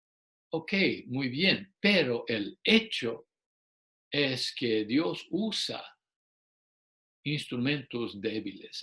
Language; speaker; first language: Spanish; non-native, fluent; English